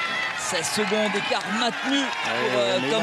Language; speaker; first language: French; native; French